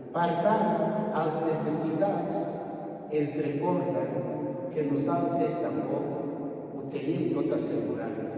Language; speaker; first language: Catalan; non-native, fluent; Kinyarwanda